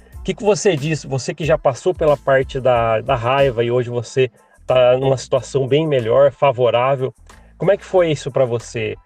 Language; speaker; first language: Portuguese; native; Portuguese